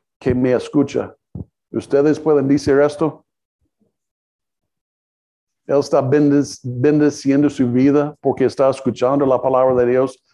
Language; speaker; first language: Spanish; non-native, learner; English